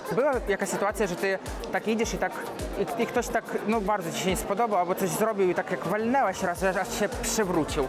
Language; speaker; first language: Polish; non-native, fluent; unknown